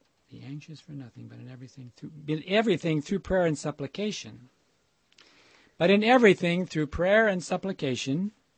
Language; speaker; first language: English; native; English